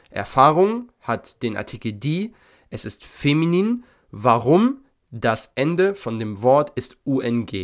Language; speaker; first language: German; native; German